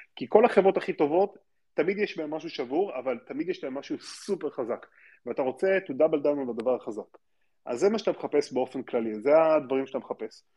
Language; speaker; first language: Hebrew; native; Hebrew